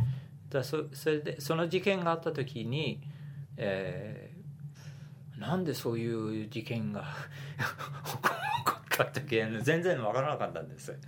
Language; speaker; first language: Japanese; non-native, fluent; English